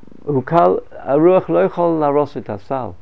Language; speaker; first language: Hebrew; non-native, fluent; English